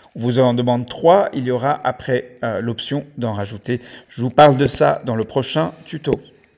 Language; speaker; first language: French; native; French